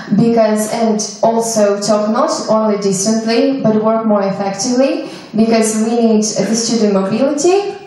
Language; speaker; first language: English; non-native, fluent; Ukrainian